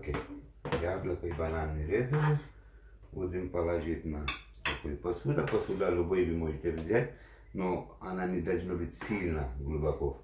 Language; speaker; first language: Russian; non-native, learner; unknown